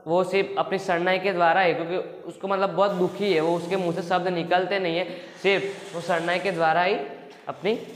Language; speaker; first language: Hindi; non-native, local second language; Gujarati